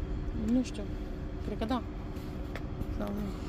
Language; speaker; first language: Romanian; early bilingual, other home language; Bangla